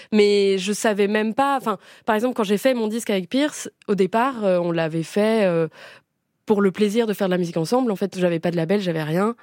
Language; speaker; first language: French; early bilingual, other home language; Portuguese